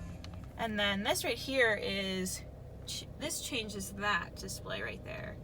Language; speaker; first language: English; native; English